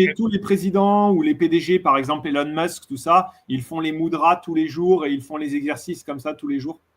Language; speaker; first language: French; native; French